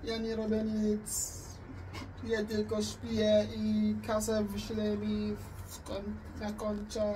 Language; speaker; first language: Polish; non-native, learner; English